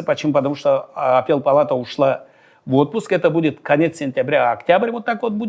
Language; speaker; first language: Russian; non-native, local second language; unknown